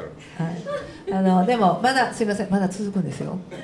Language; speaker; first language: Japanese; native; Japanese